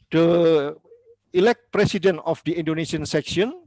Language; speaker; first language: English; non-native, learner; Indonesian